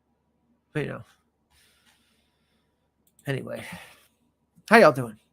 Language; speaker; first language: English; native; English